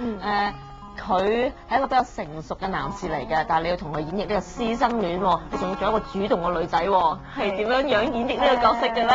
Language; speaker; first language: Cantonese; native; Cantonese